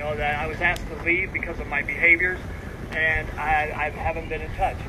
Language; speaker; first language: English; native; English